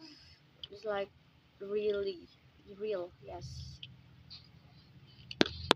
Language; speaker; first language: English; non-native, learner; Indonesian